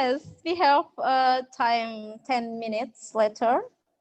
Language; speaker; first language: English; non-native, learner; Indonesian